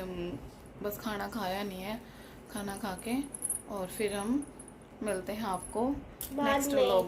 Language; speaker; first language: Hindi; native; Hindi